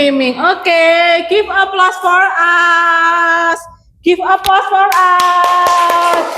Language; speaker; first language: English; non-native, learner; Indonesian